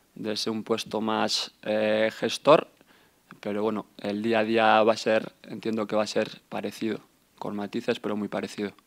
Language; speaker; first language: Spanish; native; Spanish